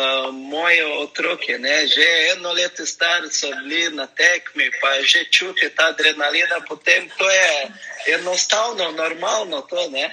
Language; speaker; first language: Slovenian; non-native, learner; Portuguese